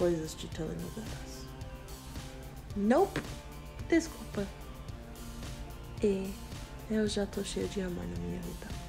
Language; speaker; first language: Portuguese; non-native, learner; English